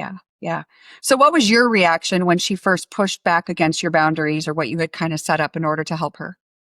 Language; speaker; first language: English; native; English